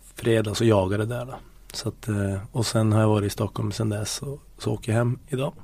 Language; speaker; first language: Swedish; native; Swedish